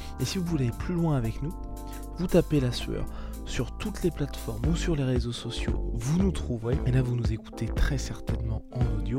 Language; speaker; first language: French; native; French